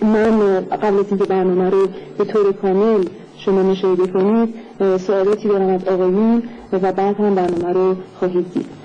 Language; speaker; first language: Persian; native; Persian